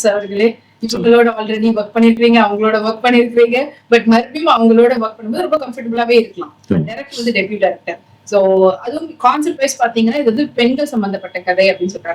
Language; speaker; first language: Tamil; native; Tamil